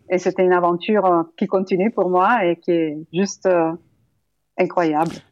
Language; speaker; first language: French; non-native, fluent; Italian